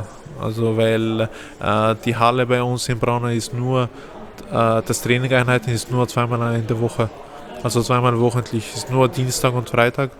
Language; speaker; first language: German; non-native, fluent; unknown